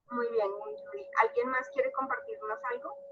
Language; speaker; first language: Spanish; native; Spanish